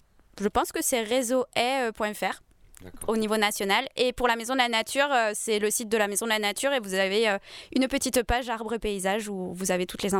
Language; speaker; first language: French; native; French